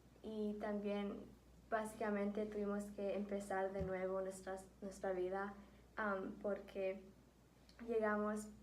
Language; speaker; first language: Spanish; early bilingual, heritage; Spanish